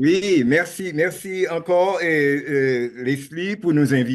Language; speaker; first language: French; non-native, local second language; Haitian Creole